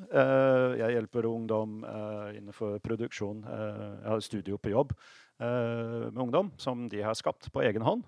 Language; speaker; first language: Norwegian; non-native, fluent; English